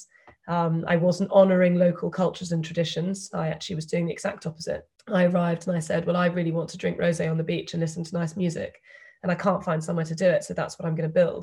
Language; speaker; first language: English; native; English